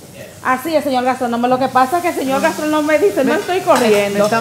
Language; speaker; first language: Spanish; native; Spanish